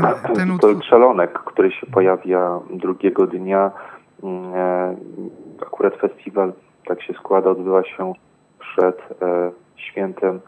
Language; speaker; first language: Polish; native; Polish